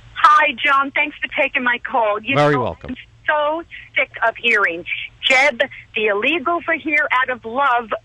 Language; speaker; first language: English; native; English